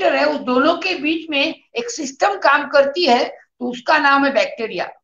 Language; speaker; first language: Hindi; non-native, local second language; Marathi